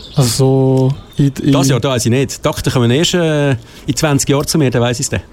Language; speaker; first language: German; native; German